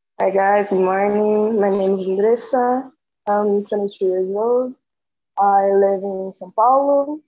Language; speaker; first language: English; non-native, learner; Portuguese